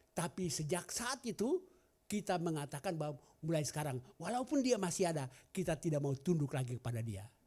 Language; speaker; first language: Indonesian; non-native, local second language; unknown